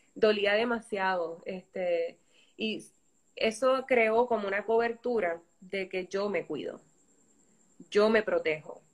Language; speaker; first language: Spanish; native; Spanish